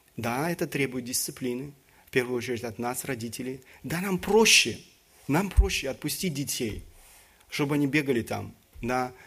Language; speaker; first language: Russian; early bilingual, other home language; German